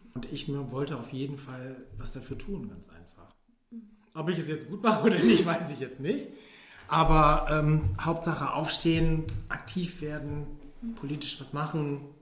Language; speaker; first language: German; early bilingual, other home language; Filipino